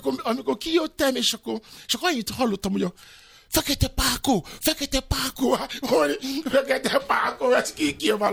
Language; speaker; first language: Hungarian; non-native, fluent; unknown